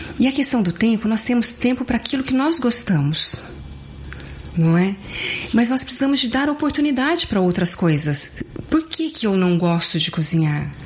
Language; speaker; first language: Portuguese; native; Portuguese